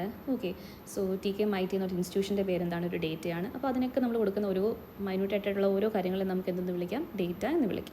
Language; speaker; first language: Malayalam; native; Malayalam